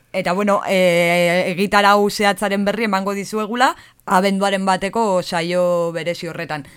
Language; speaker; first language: Basque; native; Basque